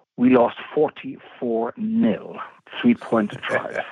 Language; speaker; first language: English; native; English